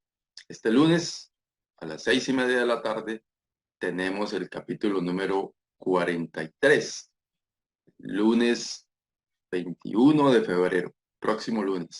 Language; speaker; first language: Spanish; native; Spanish